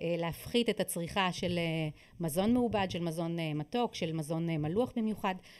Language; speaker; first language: Hebrew; native; Hebrew